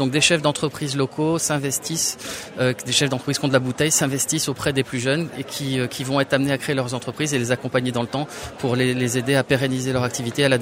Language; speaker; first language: French; native; French